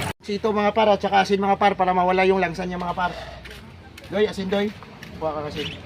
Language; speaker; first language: Filipino; non-native, local second language; Hiligaynon